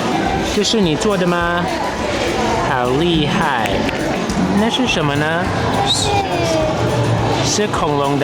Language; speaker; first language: Chinese; non-native, fluent; English